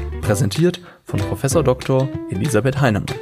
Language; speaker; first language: German; native; German